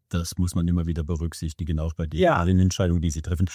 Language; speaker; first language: German; native; German